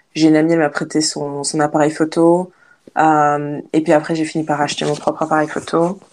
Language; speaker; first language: French; native; French